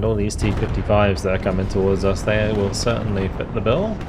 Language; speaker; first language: English; native; English